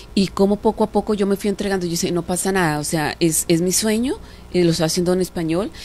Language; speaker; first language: Spanish; native; Spanish